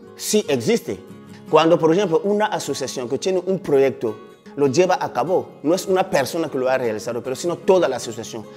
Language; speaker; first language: Spanish; non-native, fluent; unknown